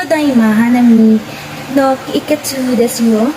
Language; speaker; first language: Japanese; non-native, learner; Filipino